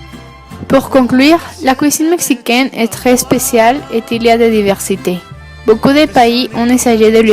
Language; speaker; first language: French; non-native, learner; Spanish